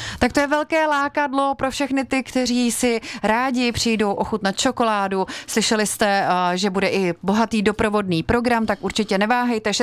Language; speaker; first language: Czech; native; Czech